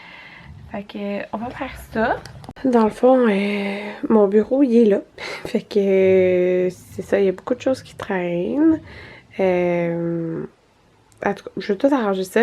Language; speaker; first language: French; native; French